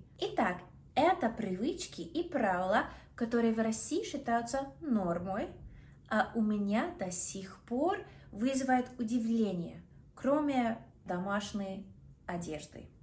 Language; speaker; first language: Russian; non-native, fluent; English